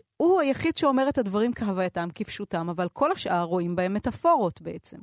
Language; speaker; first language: Hebrew; native; Hebrew